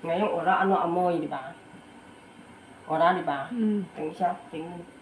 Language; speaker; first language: Filipino; non-native, learner; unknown